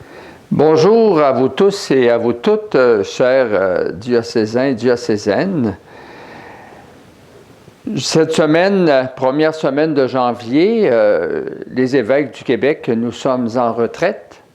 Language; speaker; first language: French; native; French